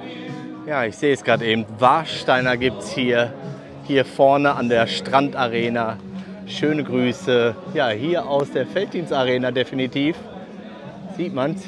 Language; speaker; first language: German; native; German